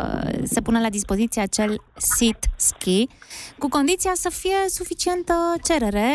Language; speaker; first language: Romanian; native; Romanian